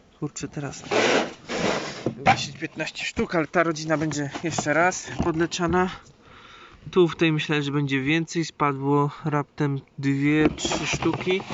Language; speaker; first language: Polish; native; Polish